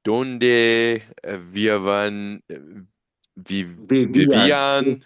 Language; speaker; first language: Spanish; non-native, learner; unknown